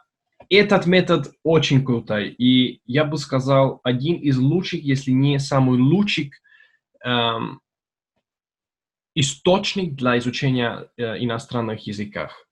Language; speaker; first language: Russian; non-native, learner; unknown